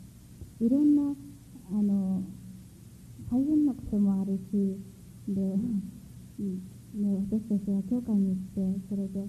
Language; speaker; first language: Japanese; non-native, fluent; Mongolian